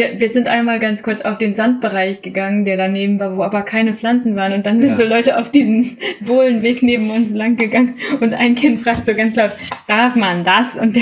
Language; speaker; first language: German; native; German